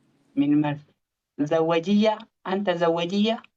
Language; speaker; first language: Arabic; non-native, learner; Oromo